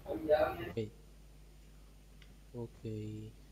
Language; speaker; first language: English; non-native, learner; Indonesian